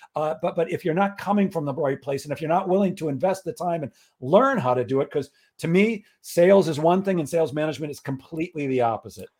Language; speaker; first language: English; native; English